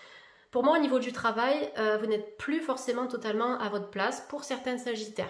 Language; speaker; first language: French; native; French